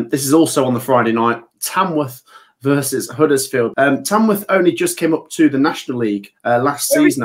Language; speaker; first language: English; native; English